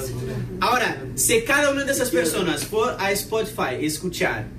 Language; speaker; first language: Spanish; non-native, fluent; Portuguese